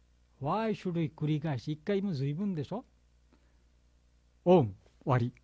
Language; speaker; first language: Japanese; non-native, learner; Bangla